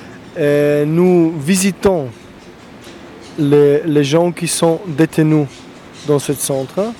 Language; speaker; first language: French; non-native, fluent; Slovenian